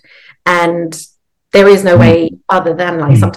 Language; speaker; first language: English; native; English